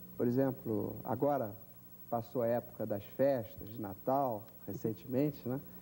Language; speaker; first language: Portuguese; native; Portuguese